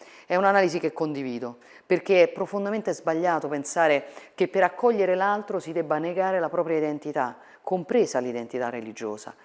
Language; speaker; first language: Italian; native; Italian